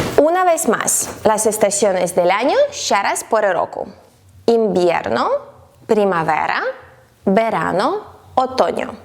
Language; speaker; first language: Spanish; non-native, fluent; Ukrainian